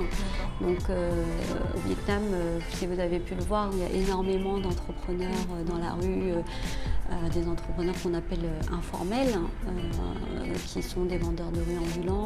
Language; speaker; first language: French; early bilingual, other home language; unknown